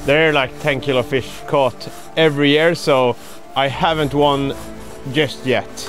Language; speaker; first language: English; non-native, fluent; Swedish